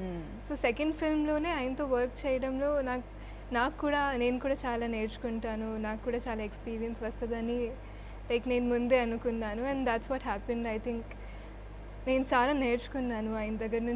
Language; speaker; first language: Telugu; non-native, local second language; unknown